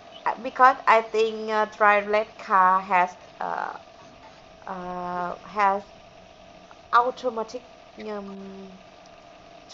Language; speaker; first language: English; non-native, learner; Vietnamese